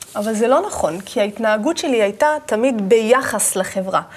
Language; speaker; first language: Hebrew; native; Hebrew